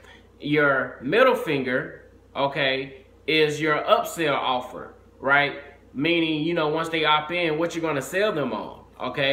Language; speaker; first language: English; native; English